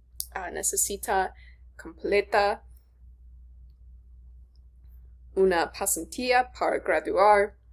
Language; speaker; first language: Spanish; non-native, learner; English